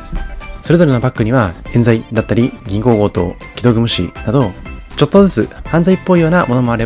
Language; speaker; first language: Japanese; native; Japanese